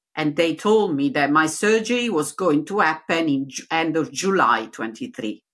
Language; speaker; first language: English; non-native, learner; Italian